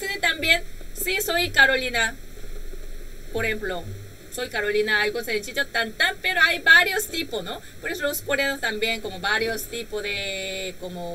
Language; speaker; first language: Spanish; non-native, learner; Korean